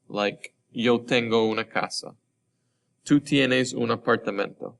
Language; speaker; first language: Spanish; non-native, fluent; English